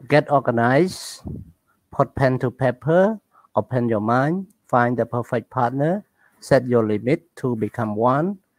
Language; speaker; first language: English; non-native, learner; Khmer